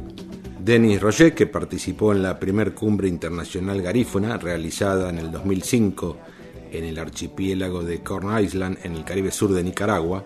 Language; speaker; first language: Spanish; native; Spanish